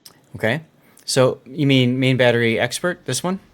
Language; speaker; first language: English; native; English